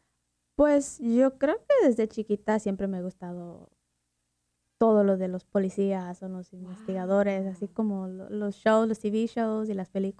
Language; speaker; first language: Spanish; early bilingual, heritage; Spanish